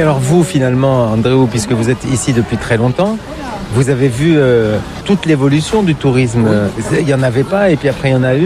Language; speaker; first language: French; native; French